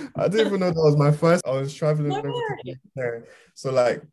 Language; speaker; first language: English; early bilingual, other home language; Yoruba